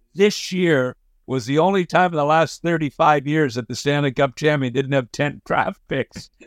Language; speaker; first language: English; native; English